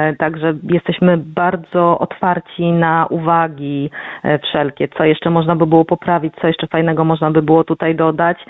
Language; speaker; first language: Polish; native; Polish